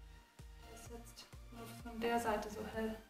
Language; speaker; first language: German; native; German